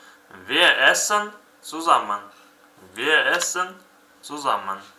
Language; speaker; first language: German; non-native, fluent; Uzbek